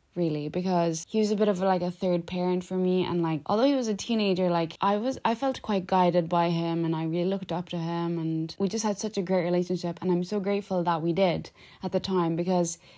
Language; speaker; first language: English; early bilingual, other home language; Albanian